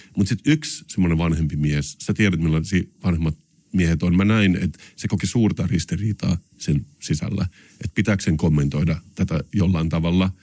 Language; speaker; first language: Finnish; non-native, local second language; Swedish